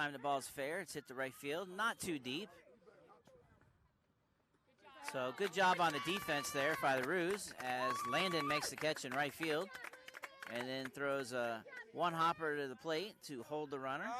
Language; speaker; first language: English; native; English